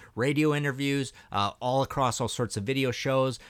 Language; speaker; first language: English; early bilingual, other home language; Russian